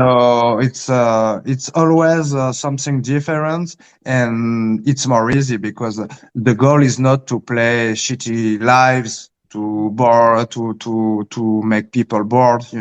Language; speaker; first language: English; early bilingual, heritage; Spanish